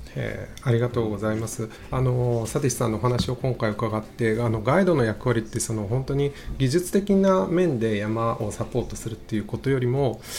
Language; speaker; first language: Japanese; native; Japanese